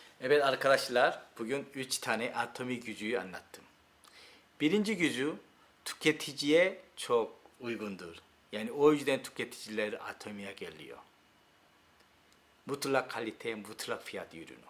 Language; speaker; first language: Turkish; non-native, learner; Korean